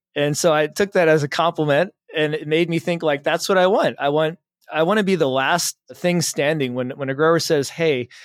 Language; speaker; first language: English; native; English